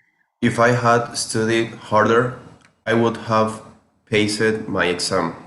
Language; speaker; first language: English; non-native, learner; Spanish